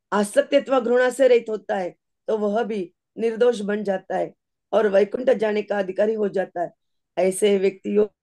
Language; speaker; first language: Hindi; non-native, local second language; Marathi